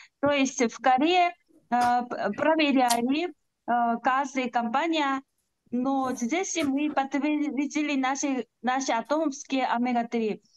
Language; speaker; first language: Russian; non-native, learner; Korean